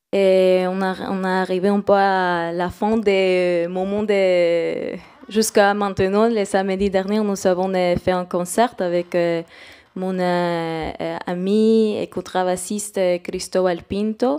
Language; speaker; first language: French; non-native, fluent; Spanish